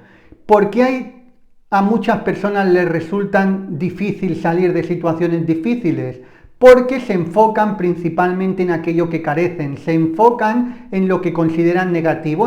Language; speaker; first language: Spanish; native; Spanish